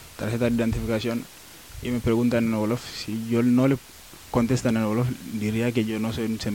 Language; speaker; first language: Spanish; non-native, learner; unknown